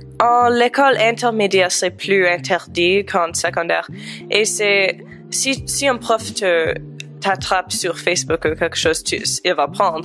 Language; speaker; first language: French; non-native, fluent; English